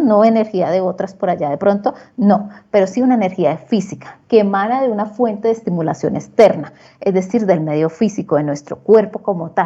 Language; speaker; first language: Spanish; native; Spanish